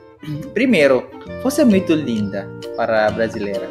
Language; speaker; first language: Portuguese; non-native, learner; Indonesian